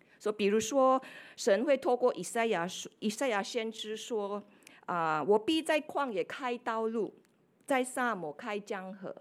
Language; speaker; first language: Chinese; non-native, fluent; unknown